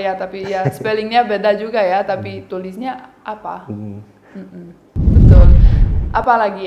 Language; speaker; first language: Indonesian; non-native, fluent; Romanian